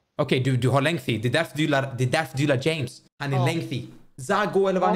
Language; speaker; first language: Swedish; native; Swedish